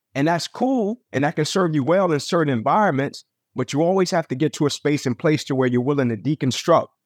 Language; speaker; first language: English; native; English